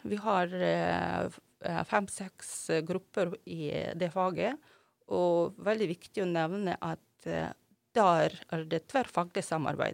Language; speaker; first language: Norwegian; non-native, fluent; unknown